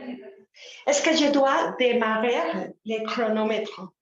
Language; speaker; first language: French; non-native, learner; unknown